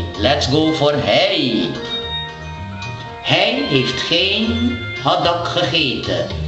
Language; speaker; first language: Dutch; non-native, local second language; Papiamento